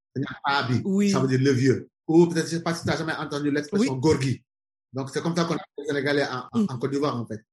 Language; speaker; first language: French; non-native, local second language; Wolof